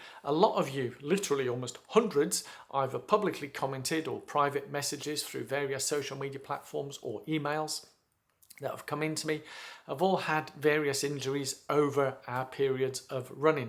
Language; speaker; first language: English; native; English